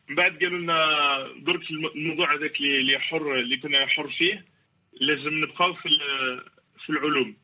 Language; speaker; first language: Arabic; early bilingual, heritage; Arabic